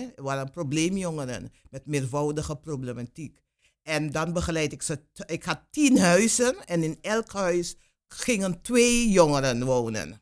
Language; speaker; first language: Dutch; non-native, local second language; Papiamento